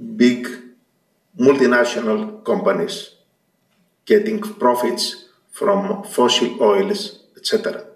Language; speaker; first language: English; non-native, fluent; Greek